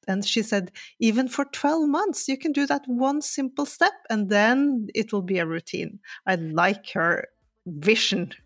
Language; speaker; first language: English; non-native, fluent; Norwegian